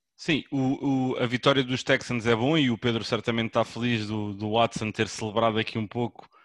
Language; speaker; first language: Portuguese; native; Portuguese